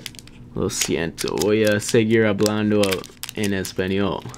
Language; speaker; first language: Spanish; non-native, learner; English